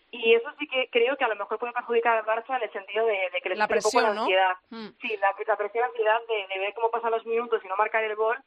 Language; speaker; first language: Spanish; native; Spanish